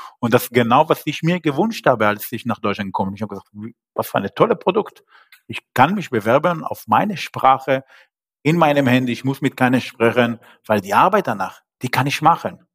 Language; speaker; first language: German; non-native, fluent; Hebrew